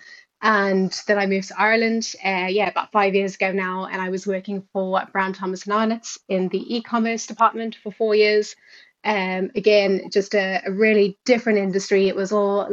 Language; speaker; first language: English; native; English